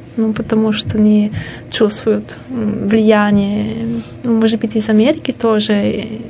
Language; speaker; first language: Russian; non-native, fluent; Italian